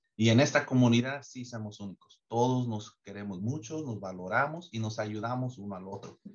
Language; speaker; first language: Spanish; early bilingual, heritage; Spanish